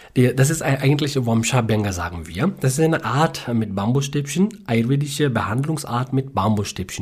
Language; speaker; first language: German; non-native, fluent; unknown